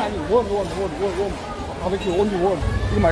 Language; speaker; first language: Korean; native; Korean